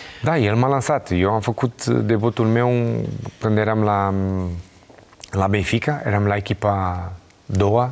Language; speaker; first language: Romanian; non-native, learner; Portuguese